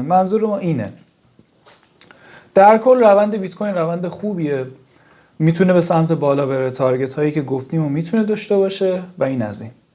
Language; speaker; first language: Persian; native; Persian